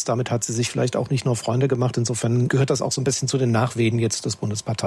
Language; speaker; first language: German; native; German